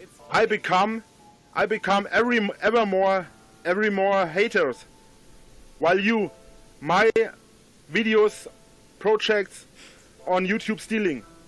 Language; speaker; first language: English; non-native, learner; German